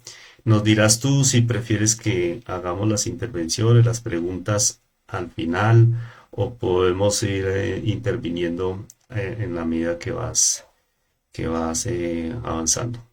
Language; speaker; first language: Spanish; native; Spanish